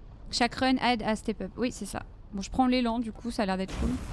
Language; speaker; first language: French; native; French